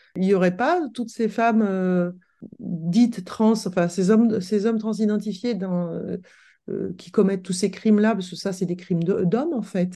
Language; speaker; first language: French; native; French